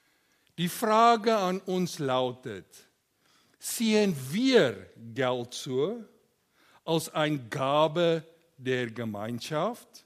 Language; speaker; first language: German; non-native, learner; Afrikaans